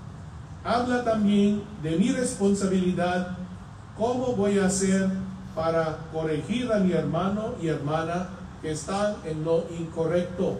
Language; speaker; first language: Spanish; non-native, fluent; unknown